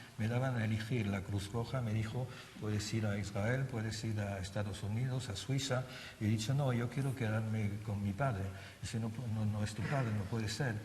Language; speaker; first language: Spanish; non-native, fluent; German